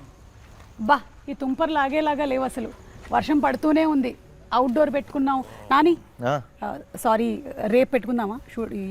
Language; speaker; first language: Telugu; native; Telugu